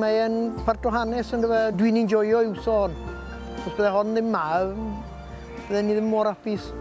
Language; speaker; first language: Welsh; native; Welsh